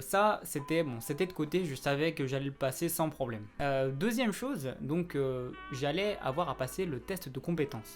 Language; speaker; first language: French; native; French